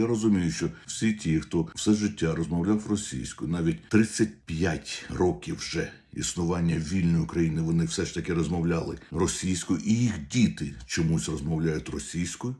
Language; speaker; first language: Ukrainian; non-native, local second language; Russian